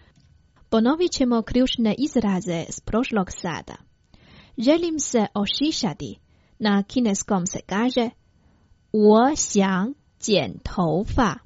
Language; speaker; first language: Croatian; non-native, fluent; Chinese